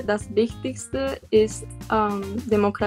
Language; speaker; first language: German; non-native, learner; Spanish